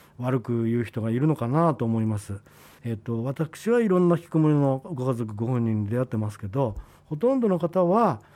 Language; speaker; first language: Japanese; native; Japanese